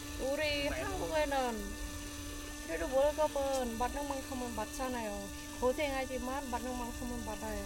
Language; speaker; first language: Korean; non-native, fluent; Khmer